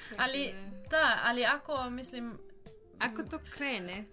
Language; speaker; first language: Croatian; non-native, learner; German